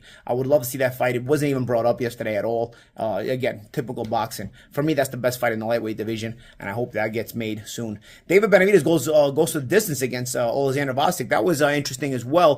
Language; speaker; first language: English; native; English